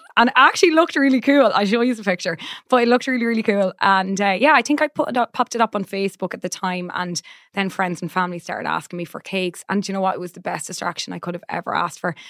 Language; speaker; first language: English; native; English